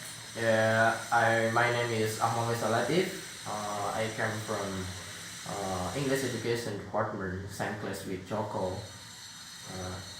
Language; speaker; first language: English; non-native, learner; Javanese